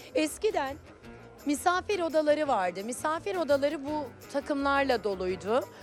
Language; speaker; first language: Turkish; native; Turkish